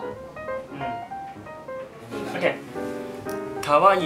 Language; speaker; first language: Japanese; non-native, learner; Cantonese